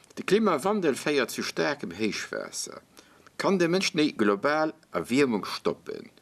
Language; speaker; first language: Luxembourgish; native; Luxembourgish